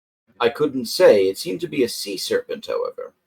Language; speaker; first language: English; native; English